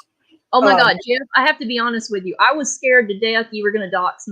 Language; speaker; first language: English; native; English